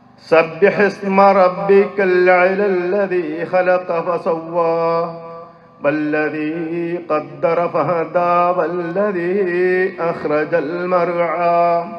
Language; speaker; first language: Arabic; non-native, fluent; Malayalam